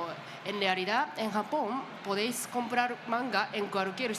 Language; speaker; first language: Spanish; non-native, learner; Japanese